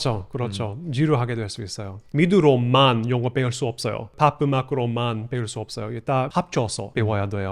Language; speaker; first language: Korean; non-native, fluent; English